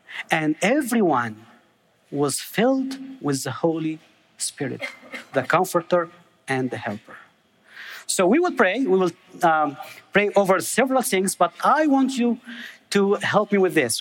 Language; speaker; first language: English; non-native, fluent; Arabic